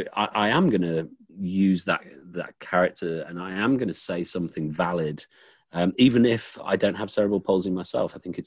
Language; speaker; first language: English; native; English